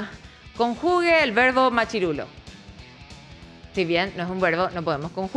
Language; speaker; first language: Spanish; native; Spanish